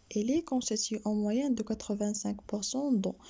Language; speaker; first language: French; non-native, local second language; Arabic